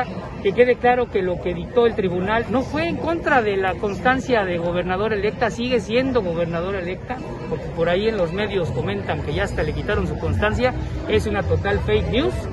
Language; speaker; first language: Spanish; native; Spanish